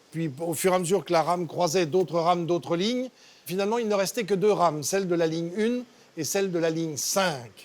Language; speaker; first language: French; native; French